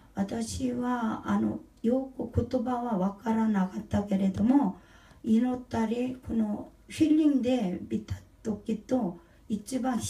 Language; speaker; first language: Japanese; non-native, learner; Korean